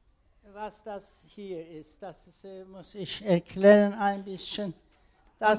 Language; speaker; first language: German; non-native, learner; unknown